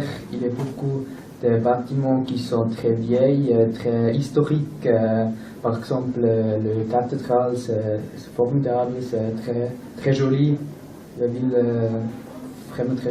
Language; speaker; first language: French; non-native, local second language; German